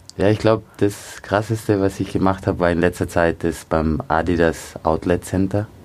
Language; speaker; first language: German; early bilingual, other home language; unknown